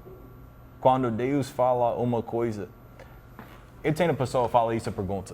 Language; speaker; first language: Portuguese; non-native, learner; English